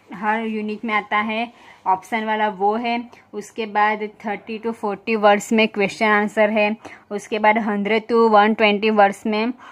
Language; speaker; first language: Hindi; non-native, local second language; Gujarati